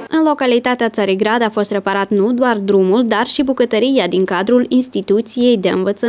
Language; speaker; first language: Romanian; native; Romanian